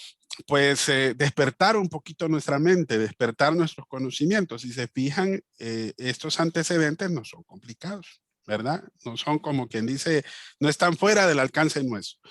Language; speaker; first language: Spanish; native; Spanish